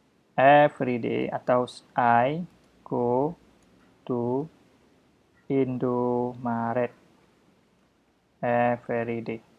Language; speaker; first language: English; non-native, fluent; Indonesian